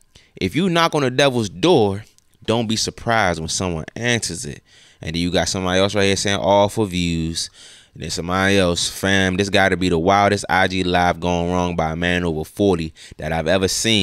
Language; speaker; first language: English; native; English